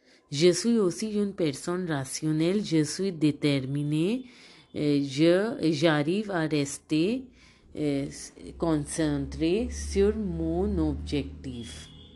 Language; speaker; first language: French; non-native, fluent; Hindi